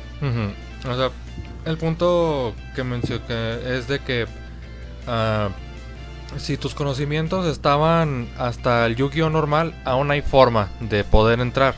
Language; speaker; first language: Spanish; native; Spanish